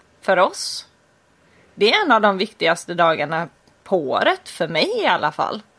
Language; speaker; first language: Swedish; native; Swedish